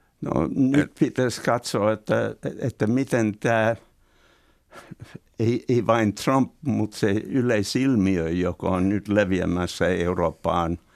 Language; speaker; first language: Finnish; non-native, fluent; English